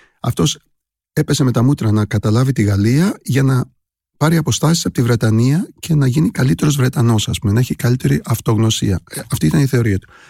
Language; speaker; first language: Greek; native; Greek